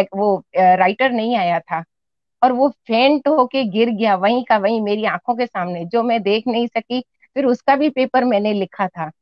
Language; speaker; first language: Hindi; non-native, local second language; Sindhi